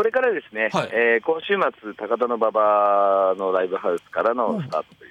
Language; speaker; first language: Japanese; native; Japanese